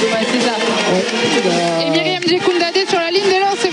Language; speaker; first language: French; native; French